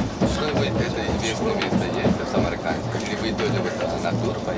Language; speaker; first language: Russian; non-native, learner; Korean